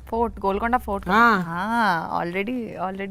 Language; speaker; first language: Telugu; non-native, learner; Bangla